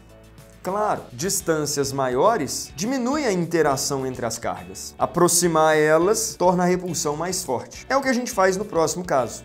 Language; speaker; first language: Portuguese; native; Portuguese